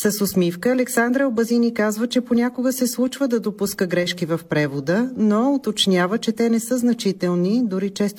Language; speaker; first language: Bulgarian; native; Bulgarian